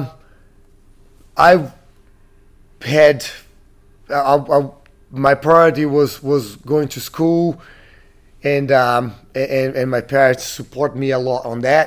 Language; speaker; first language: English; non-native, fluent; Portuguese